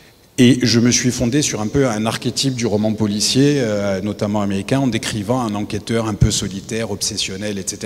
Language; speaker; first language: French; native; French